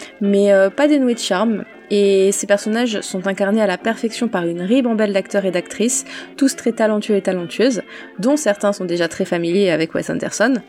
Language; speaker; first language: French; native; French